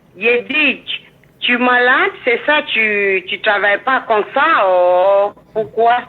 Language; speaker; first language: French; non-native, learner; Bini